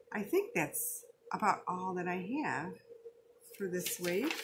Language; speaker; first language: English; native; English